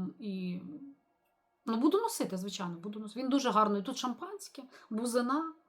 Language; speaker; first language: Ukrainian; native; Ukrainian